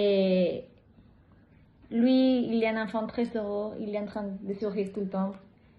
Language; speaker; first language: French; non-native, learner; Spanish